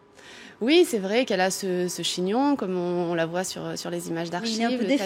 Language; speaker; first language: French; native; French